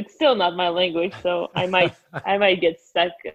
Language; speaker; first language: English; non-native, fluent; Russian